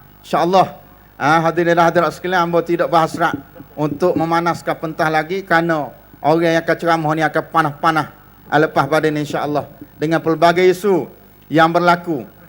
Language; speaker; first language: Malay; native; Malay